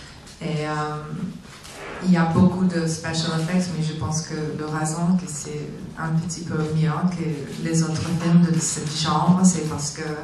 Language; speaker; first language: French; non-native, learner; English